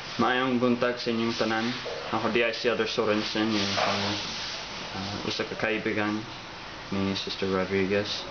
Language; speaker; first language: Cebuano; non-native, learner; English